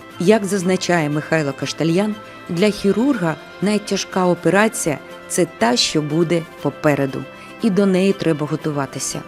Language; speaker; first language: Ukrainian; native; Ukrainian